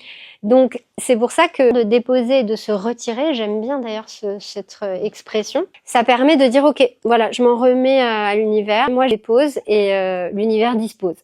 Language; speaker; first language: French; native; French